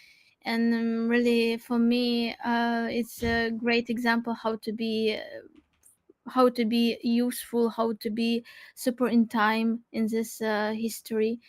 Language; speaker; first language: English; non-native, learner; Crimean Tatar